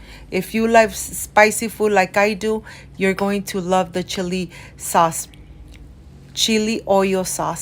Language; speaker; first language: English; non-native, fluent; Spanish